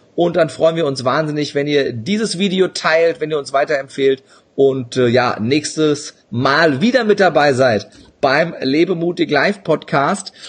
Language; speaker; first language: German; native; German